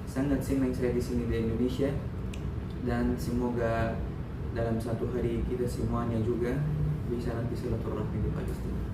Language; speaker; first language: Indonesian; non-native, fluent; Arabic